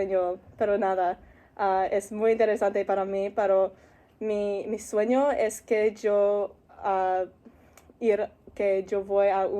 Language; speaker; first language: Spanish; non-native, learner; English